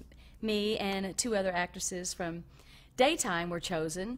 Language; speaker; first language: English; native; English